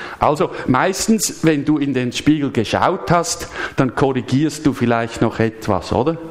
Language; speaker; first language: German; native; German